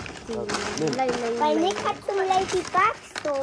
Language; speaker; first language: German; early bilingual, other home language; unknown